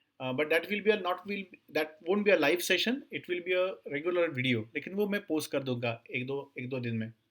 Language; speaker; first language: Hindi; non-native, local second language; Marathi